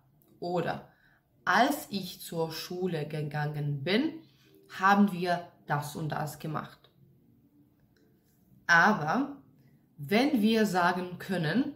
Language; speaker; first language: German; non-native, fluent; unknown